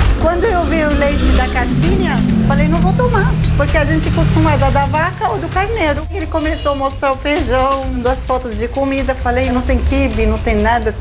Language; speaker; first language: Portuguese; non-native, learner; Arabic